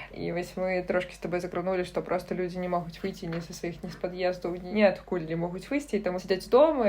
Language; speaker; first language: Belarusian; non-native, local second language; Russian